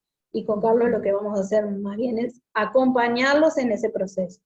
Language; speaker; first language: Spanish; native; Spanish